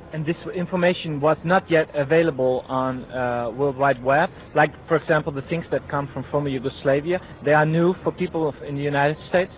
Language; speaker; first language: English; non-native, fluent; Dutch